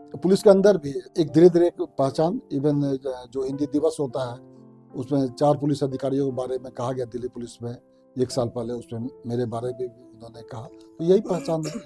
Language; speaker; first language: Hindi; non-native, local second language; Maithili